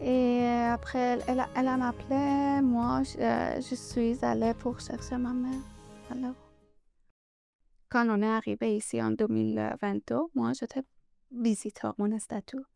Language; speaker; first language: French; non-native, learner; Persian